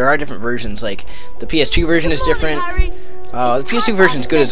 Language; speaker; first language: English; native; English